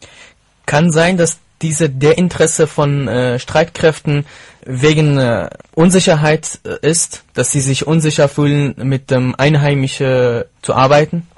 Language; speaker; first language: German; non-native, fluent; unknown